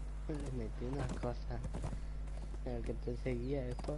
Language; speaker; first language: Spanish; native; Spanish